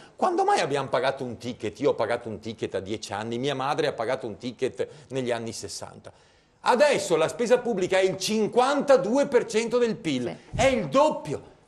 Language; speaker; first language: Italian; native; Italian